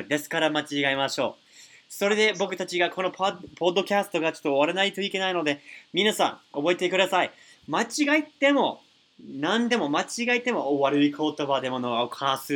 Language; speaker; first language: Japanese; non-native, learner; English